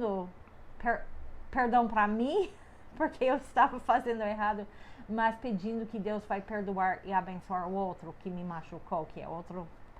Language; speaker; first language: Portuguese; non-native, fluent; English